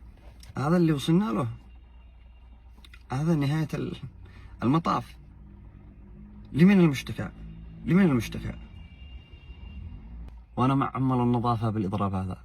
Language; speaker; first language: Arabic; native; Arabic